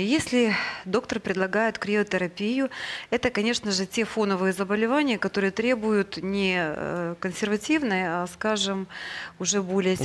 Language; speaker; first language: Russian; native; Russian